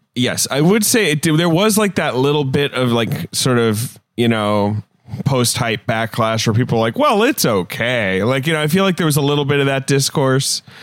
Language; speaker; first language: English; native; English